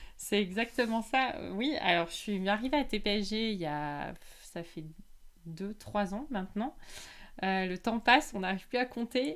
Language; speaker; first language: French; native; French